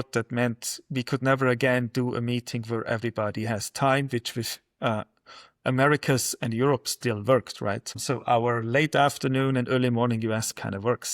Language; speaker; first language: English; non-native, fluent; German